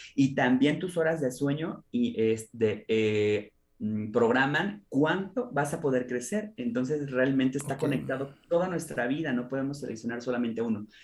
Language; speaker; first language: Spanish; native; Spanish